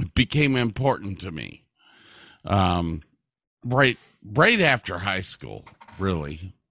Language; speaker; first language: English; native; English